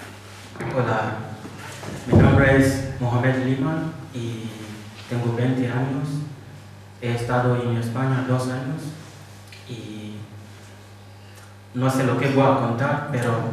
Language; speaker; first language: Spanish; non-native, fluent; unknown